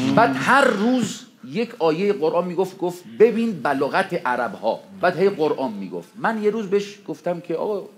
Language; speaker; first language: Persian; non-native, fluent; Spanish